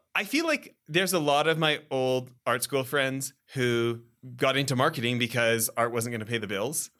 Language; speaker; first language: English; native; English